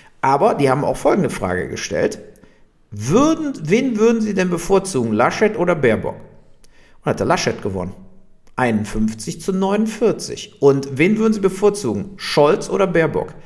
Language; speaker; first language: German; native; German